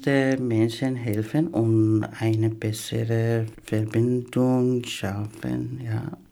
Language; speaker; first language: German; non-native, learner; Persian